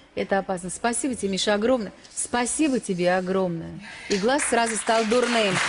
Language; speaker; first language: Russian; native; Russian